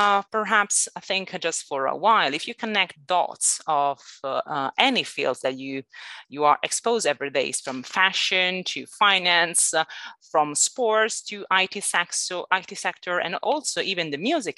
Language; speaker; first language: English; non-native, fluent; Italian